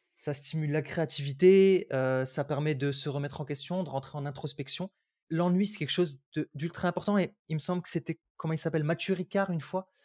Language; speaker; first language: French; early bilingual, other home language; Arabic